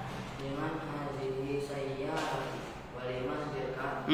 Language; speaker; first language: Arabic; non-native, learner; Indonesian